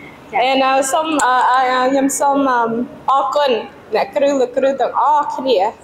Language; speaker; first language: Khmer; early bilingual, heritage; Khmer